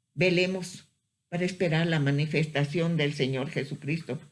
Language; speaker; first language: Spanish; native; Spanish